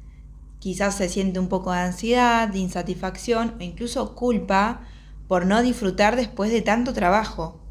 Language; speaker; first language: Spanish; native; Spanish